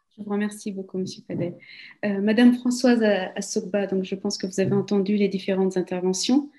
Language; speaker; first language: French; non-native, local second language; Wolof